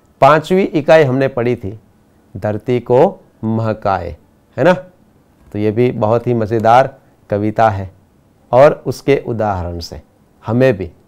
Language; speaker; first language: Hindi; non-native, local second language; Gujarati